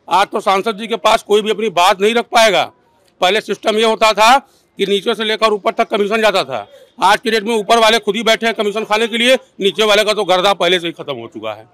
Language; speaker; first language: Hindi; native; Hindi